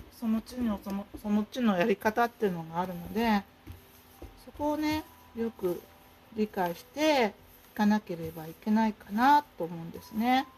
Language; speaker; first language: Japanese; native; Japanese